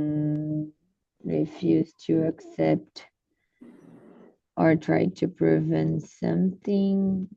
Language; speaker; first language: English; non-native, learner; Portuguese